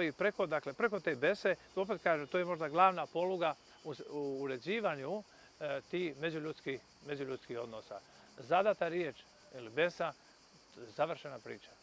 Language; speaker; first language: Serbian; non-native, local second language; Albanian